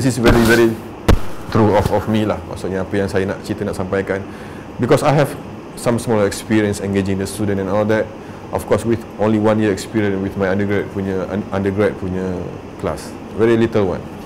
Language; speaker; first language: English; non-native, local second language; Malay